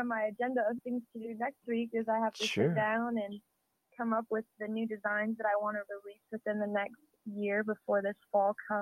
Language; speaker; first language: English; native; English